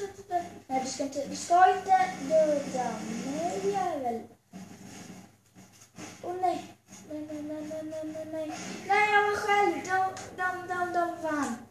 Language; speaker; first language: Swedish; early bilingual, other home language; Albanian